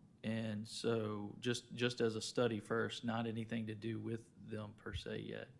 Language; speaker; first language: English; native; English